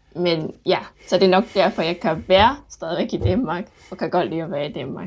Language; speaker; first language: Danish; non-native, fluent; Japanese